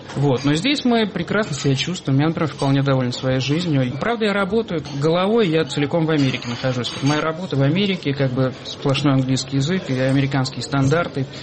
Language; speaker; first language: Russian; native; Russian